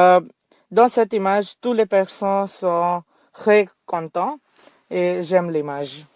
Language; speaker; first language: French; non-native, learner; English